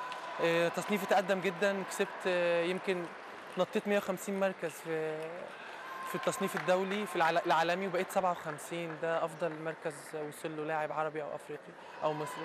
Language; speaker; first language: Arabic; native; Arabic